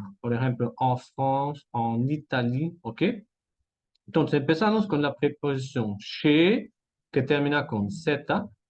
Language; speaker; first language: Spanish; non-native, fluent; French